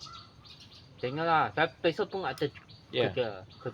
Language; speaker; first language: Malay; non-native, local second language; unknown